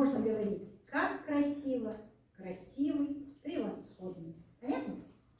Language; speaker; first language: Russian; non-native, local second language; Kazakh